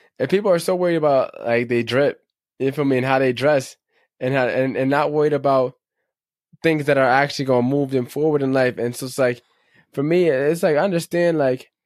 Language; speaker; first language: English; native; English